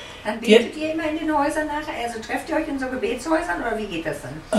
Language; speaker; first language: German; native; German